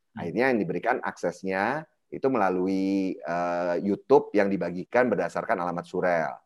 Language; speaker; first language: Indonesian; native; Indonesian